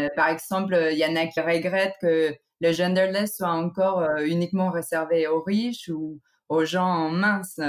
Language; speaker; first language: French; non-native, fluent; Spanish